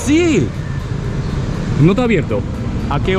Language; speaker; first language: Spanish; non-native, learner; Japanese